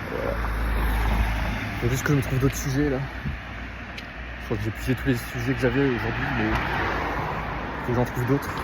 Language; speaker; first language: French; native; French